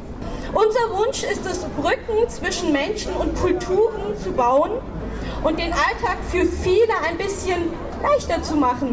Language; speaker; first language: German; early bilingual, other home language; Turkish